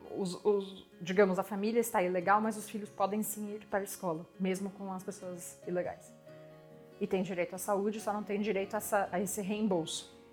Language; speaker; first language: Portuguese; non-native, fluent; French